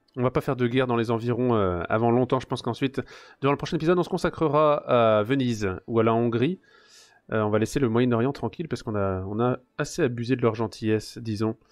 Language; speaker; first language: French; native; French